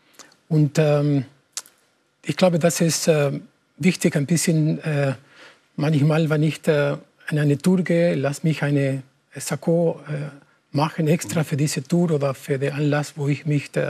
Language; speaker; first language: German; non-native, learner; Spanish